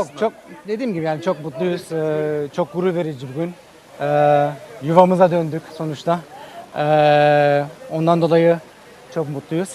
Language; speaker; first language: Turkish; early bilingual, heritage; Turkish